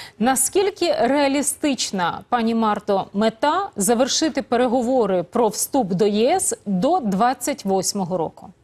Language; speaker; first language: Ukrainian; native; Ukrainian